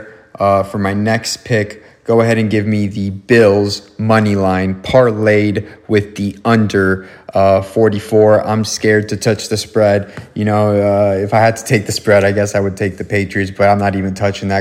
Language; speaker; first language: English; native; English